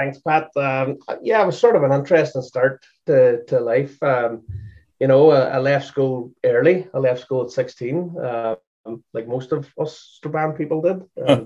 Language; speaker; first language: English; native; English